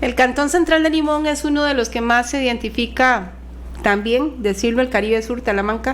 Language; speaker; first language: Spanish; native; Spanish